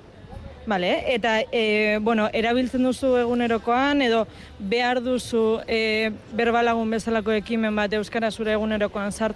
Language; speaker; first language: Basque; native; Basque